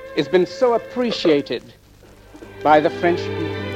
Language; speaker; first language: English; native; English